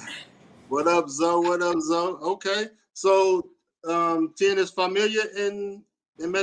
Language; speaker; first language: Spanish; non-native, learner; English